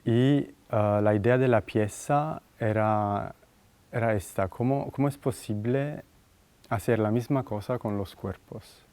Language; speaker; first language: Spanish; non-native, fluent; Italian